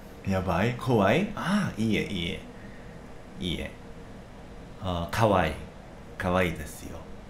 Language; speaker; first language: Korean; native; Korean